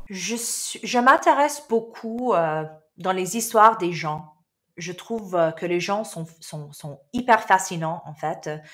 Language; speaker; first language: French; non-native, local second language; Arabic